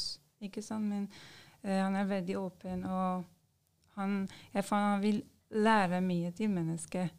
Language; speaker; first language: Norwegian; non-native, learner; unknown